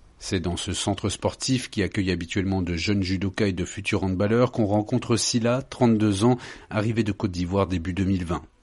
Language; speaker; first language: French; native; French